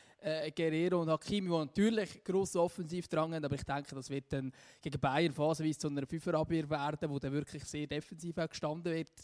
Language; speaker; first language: German; native; German